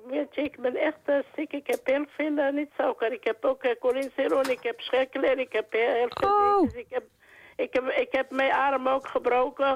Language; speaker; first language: Dutch; non-native, learner; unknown